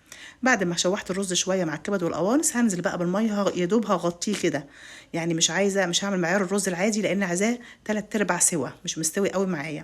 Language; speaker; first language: Arabic; native; Arabic